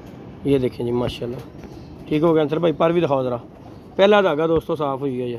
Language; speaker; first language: Hindi; non-native, local second language; Punjabi